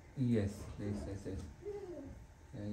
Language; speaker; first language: English; non-native, learner; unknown